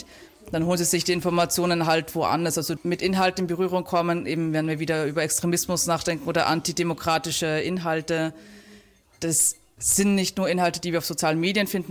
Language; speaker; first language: German; native; German